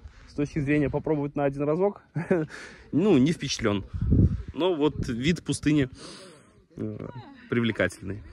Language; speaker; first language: Russian; native; Russian